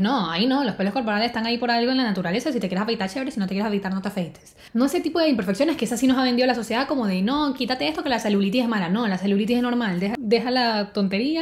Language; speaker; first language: Spanish; native; Spanish